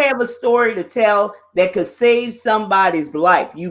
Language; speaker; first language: English; native; English